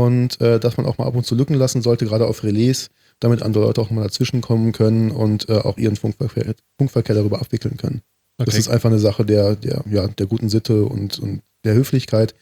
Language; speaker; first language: German; native; German